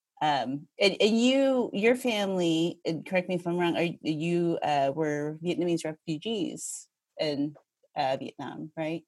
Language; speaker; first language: English; early bilingual, other home language; Filipino